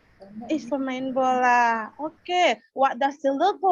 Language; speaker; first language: English; non-native, learner; Indonesian